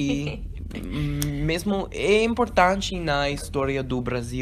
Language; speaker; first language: Portuguese; non-native, learner; English